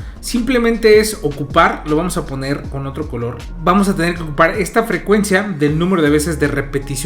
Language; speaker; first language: Spanish; native; Spanish